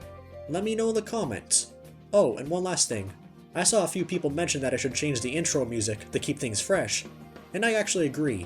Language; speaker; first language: English; native; English